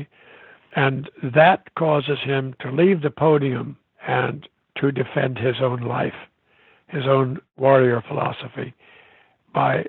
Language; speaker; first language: English; native; English